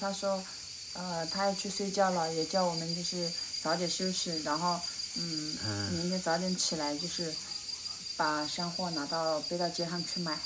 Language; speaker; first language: Chinese; native; Chinese